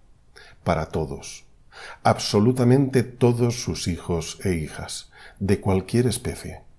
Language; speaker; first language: Spanish; native; Spanish